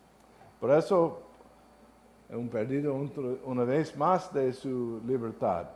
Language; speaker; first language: Spanish; non-native, learner; English